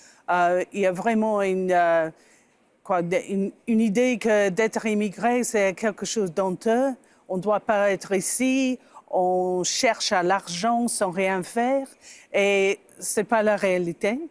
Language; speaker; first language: French; non-native, fluent; English